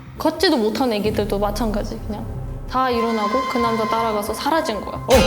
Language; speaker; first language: Korean; non-native, fluent; German